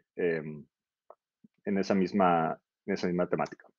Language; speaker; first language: Spanish; native; Spanish